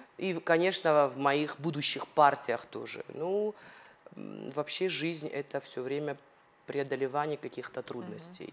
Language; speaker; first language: Russian; non-native, local second language; Ossetic